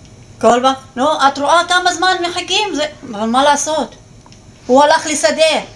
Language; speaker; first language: Hebrew; non-native, local second language; Arabic